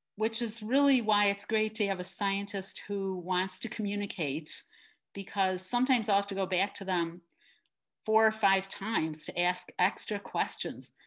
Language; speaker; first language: English; native; English